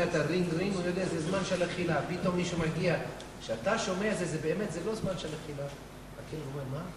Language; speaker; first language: Hebrew; non-native, fluent; English